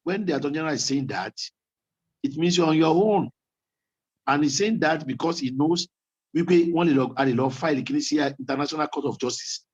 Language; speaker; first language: English; non-native, local second language; Yoruba